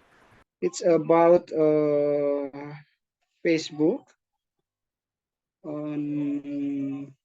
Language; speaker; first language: English; non-native, learner; Indonesian